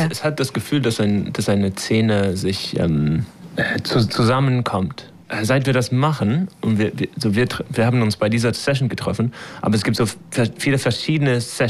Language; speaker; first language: German; non-native, fluent; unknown